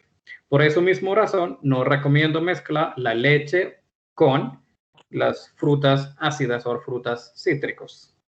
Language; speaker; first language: Spanish; non-native, fluent; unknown